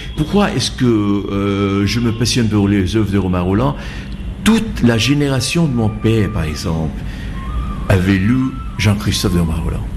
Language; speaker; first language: French; non-native, fluent; Bangla